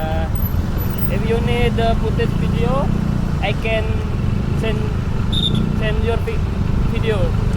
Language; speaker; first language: English; non-native, learner; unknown